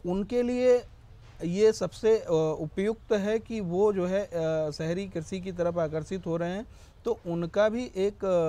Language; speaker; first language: Hindi; native; Hindi